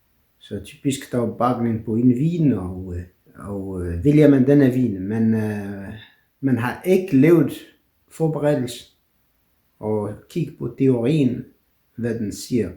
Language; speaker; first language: Danish; non-native, fluent; French